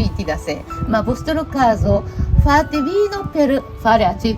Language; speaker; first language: Italian; non-native, fluent; Japanese